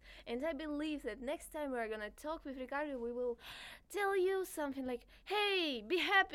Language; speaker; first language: English; non-native, learner; Russian